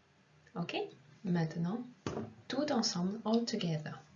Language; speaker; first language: French; non-native, fluent; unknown